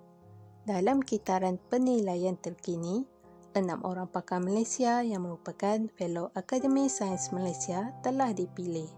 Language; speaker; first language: Malay; native; Malay